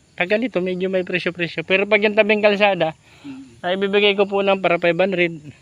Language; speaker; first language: Filipino; native; Filipino